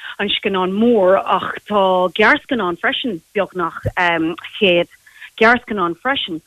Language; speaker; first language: Irish; non-native, local second language; English